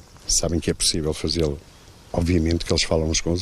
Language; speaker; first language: Portuguese; native; Portuguese